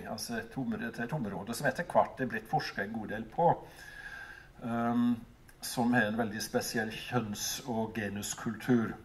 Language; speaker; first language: Norwegian; non-native, fluent; English